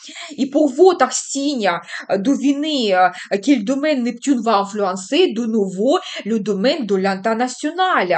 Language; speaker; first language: French; non-native, fluent; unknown